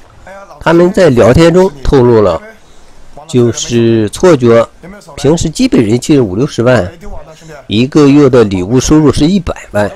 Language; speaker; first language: Chinese; native; Chinese